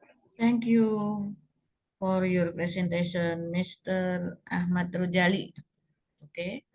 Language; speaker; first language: English; non-native, learner; Indonesian